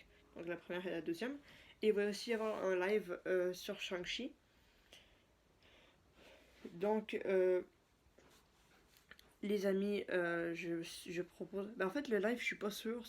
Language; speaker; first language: French; native; French